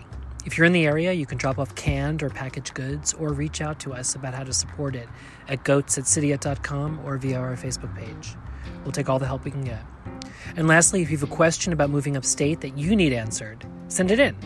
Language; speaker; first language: English; native; English